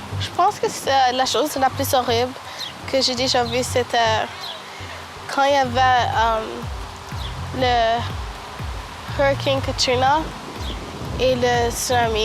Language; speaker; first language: French; early bilingual, other home language; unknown